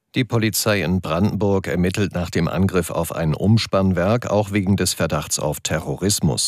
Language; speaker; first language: German; native; German